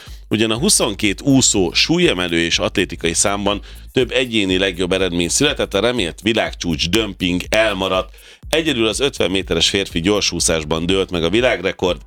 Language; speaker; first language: Hungarian; native; Hungarian